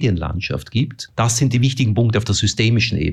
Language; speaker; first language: German; native; German